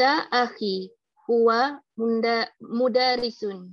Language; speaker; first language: Arabic; non-native, learner; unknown